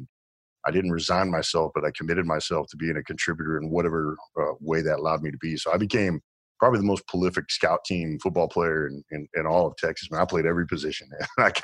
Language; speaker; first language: English; native; English